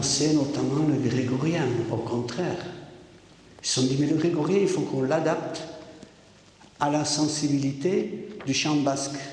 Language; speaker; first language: French; non-native, local second language; Basque